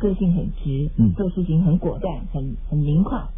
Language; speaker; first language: Chinese; native; Chinese